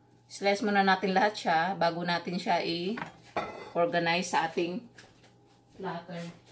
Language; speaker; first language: Filipino; non-native, local second language; Cebuano